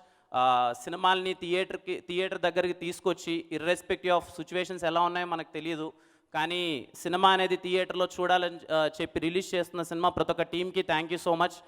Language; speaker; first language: Telugu; native; Telugu